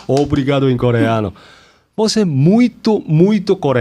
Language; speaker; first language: Portuguese; non-native, learner; Korean